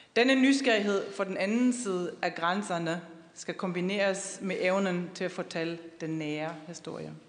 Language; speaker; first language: Danish; non-native, fluent; German